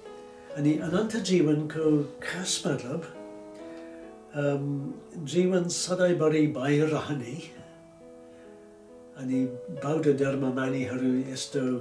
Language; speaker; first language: Nepali; non-native, fluent; English